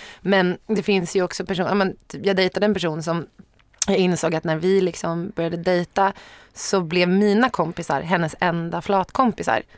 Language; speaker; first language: Swedish; native; Swedish